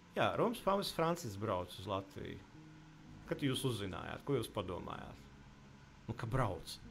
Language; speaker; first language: Latvian; native; Latvian